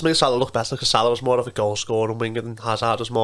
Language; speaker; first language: English; native; English